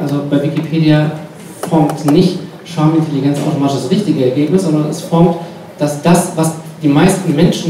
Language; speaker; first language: German; native; German